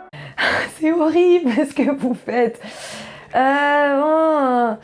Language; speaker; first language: French; native; French